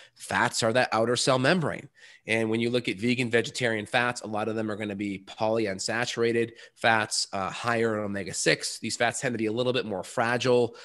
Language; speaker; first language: English; native; English